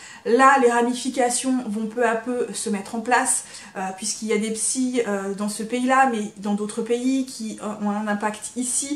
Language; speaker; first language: French; native; French